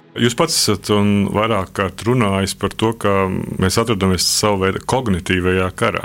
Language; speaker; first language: Latvian; native; Latvian